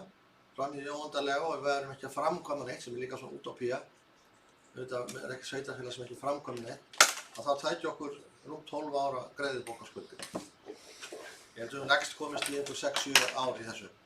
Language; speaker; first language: Icelandic; native; Icelandic